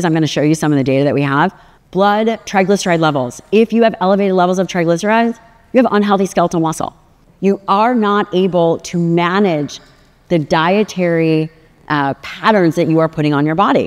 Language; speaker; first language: English; native; English